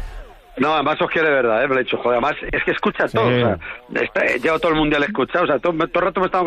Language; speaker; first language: Spanish; native; Spanish